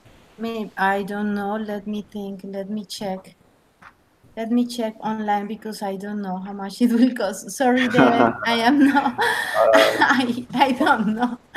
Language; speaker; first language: English; non-native, learner; Spanish